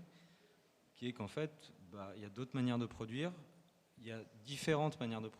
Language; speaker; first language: French; native; French